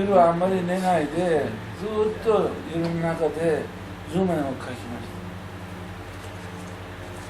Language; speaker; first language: Japanese; non-native, learner; Persian